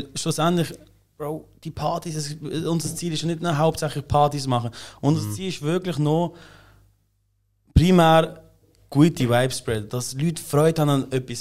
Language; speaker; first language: German; native; German